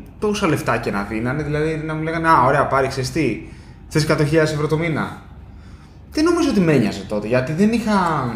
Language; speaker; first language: Greek; early bilingual, heritage; Greek